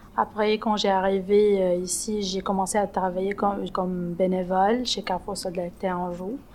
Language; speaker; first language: French; non-native, local second language; Arabic